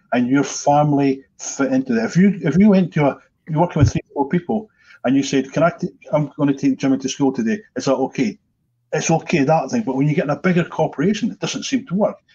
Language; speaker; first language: English; native; English